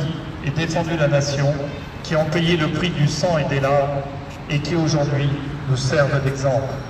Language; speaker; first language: French; native; French